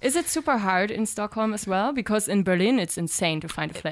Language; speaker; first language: English; non-native, fluent; German